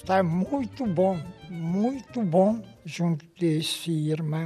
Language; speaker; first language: Portuguese; non-native, local second language; Kabuverdianu